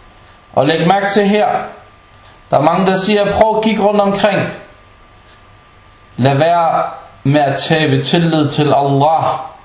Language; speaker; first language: Danish; early bilingual, other home language; Arabic